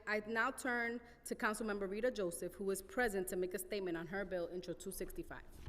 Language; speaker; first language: English; non-native, fluent; Spanish